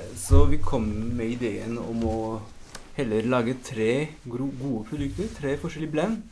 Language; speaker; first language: Norwegian; non-native, fluent; French